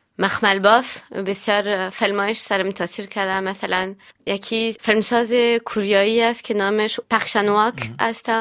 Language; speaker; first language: Persian; early bilingual, heritage; Persian